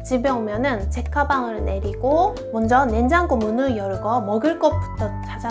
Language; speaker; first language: Korean; non-native, fluent; Japanese